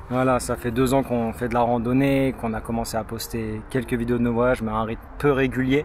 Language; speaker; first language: French; native; French